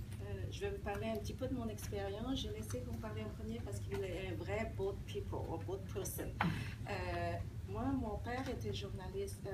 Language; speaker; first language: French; early bilingual, other home language; Vietnamese